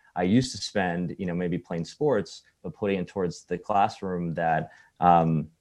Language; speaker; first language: English; early bilingual, other home language; Chinese